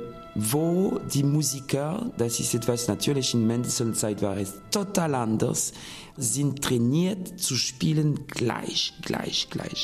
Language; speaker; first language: German; non-native, fluent; French